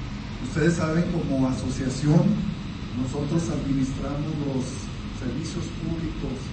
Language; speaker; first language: Spanish; native; Spanish